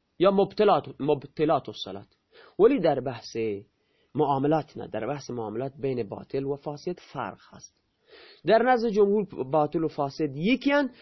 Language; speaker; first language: Persian; non-native, local second language; Baluchi